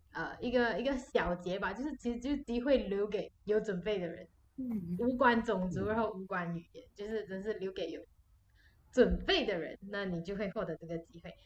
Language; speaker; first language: Chinese; native; Chinese